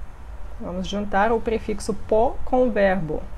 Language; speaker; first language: Portuguese; non-native, fluent; Russian